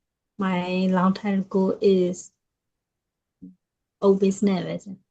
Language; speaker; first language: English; non-native, learner; Burmese